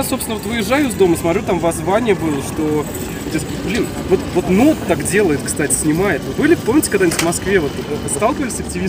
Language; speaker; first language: Russian; native; Russian